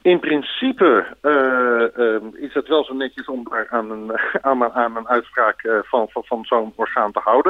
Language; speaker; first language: Dutch; native; Dutch